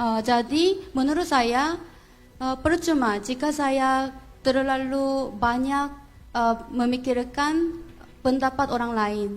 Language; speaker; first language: Indonesian; non-native, fluent; Korean